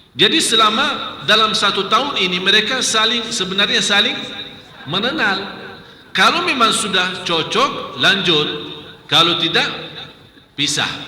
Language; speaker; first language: Malay; non-native, fluent; Arabic